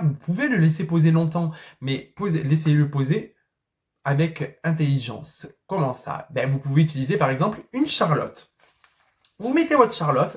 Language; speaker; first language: French; native; French